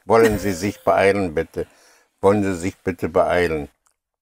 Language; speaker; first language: German; non-native, fluent; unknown